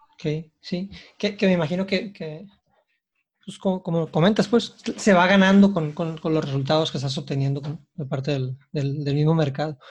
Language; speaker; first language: Spanish; native; Spanish